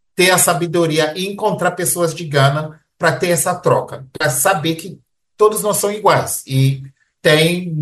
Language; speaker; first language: Portuguese; early bilingual, heritage; Portuguese